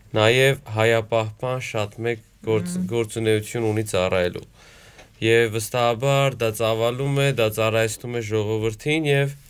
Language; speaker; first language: Armenian; native; Armenian